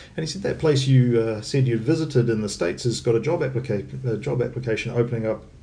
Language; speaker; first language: English; native; English